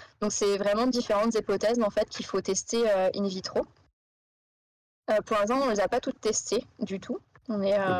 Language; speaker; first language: French; native; French